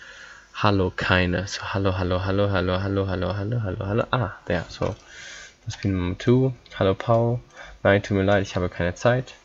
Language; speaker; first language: German; non-native, fluent; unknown